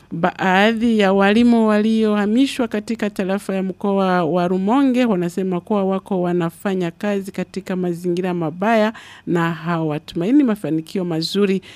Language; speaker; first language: Swahili; non-native, local second language; Rundi